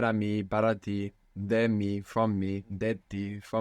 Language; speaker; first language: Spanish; non-native, fluent; English